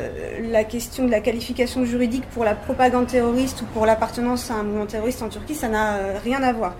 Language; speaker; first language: French; native; French